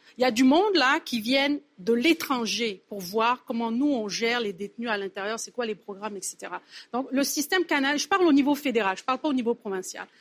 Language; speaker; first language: French; native; French